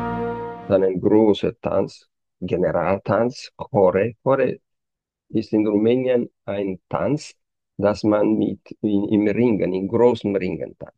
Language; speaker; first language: German; non-native, fluent; Romanian